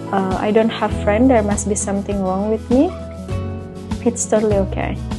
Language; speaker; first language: English; non-native, fluent; Indonesian